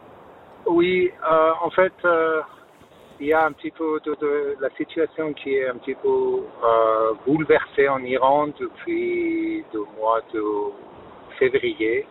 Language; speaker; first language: French; non-native, fluent; Persian